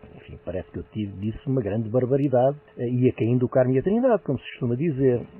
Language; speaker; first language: Portuguese; native; Portuguese